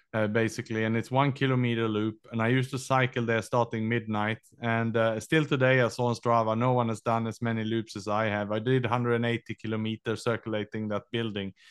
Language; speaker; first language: English; non-native, fluent; Swedish